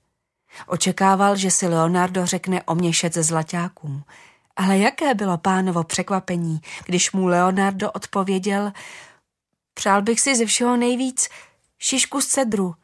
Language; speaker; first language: Czech; native; Czech